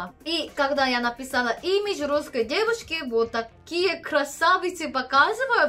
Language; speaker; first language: Russian; non-native, learner; Korean